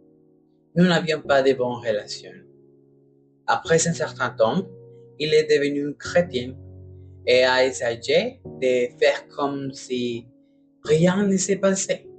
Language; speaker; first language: French; non-native, learner; Spanish